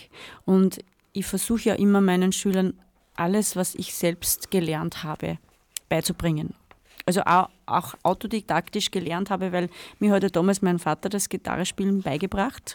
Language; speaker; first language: German; native; German